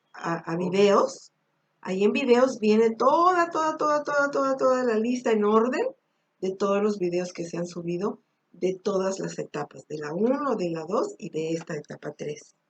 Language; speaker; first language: Spanish; native; Spanish